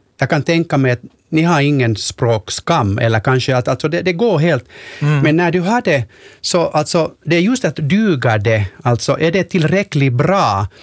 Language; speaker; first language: Swedish; non-native, local second language; Finnish